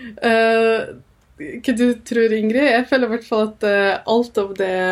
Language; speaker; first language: Norwegian; early bilingual, other home language; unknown